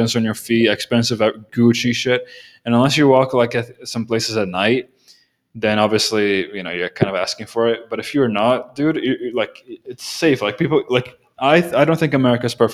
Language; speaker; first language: English; non-native, fluent; Portuguese